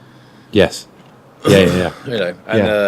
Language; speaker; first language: English; native; English